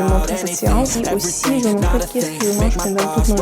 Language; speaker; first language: French; non-native, fluent; Russian